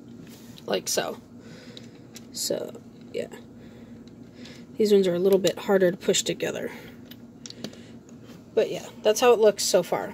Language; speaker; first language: English; native; English